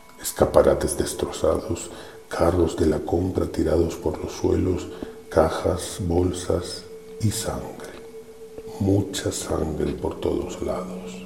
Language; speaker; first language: Spanish; native; Spanish